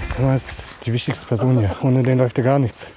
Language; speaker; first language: German; non-native, learner; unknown